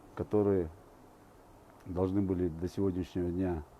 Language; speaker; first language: Russian; non-native, local second language; Kazakh